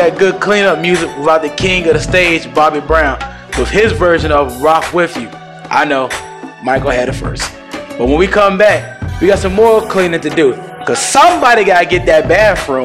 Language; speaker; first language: English; native; English